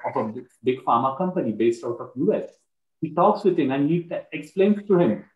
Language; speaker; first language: English; non-native, local second language; Marathi